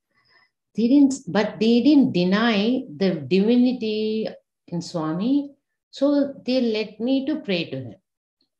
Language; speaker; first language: English; non-native, local second language; Tamil